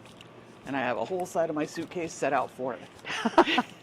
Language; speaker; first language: English; native; English